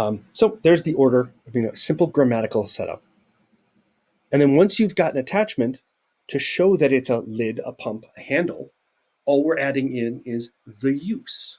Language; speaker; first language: English; native; English